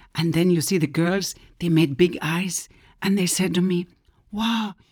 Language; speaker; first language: English; non-native, fluent; German